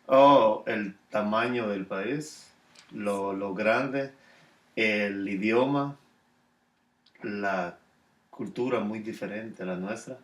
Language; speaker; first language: Spanish; native; Spanish